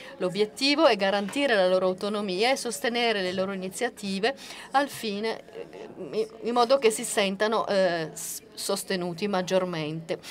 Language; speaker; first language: Italian; non-native, fluent; Portuguese